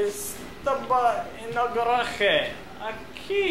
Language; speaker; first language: Spanish; non-native, learner; English